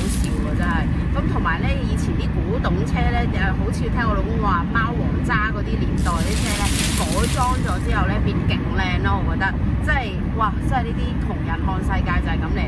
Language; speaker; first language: Cantonese; native; Cantonese